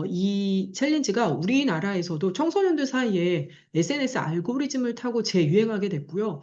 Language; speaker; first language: Korean; native; Korean